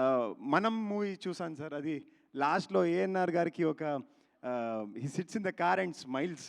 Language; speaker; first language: Telugu; non-native, learner; Kannada